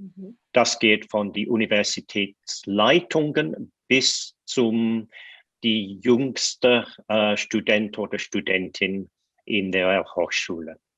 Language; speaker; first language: German; non-native, fluent; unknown